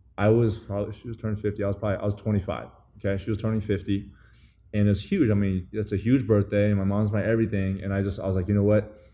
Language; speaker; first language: English; early bilingual, other home language; Chinese